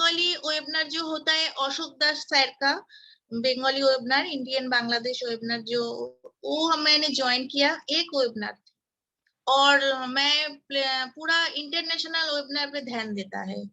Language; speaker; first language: Hindi; non-native, local second language; Bangla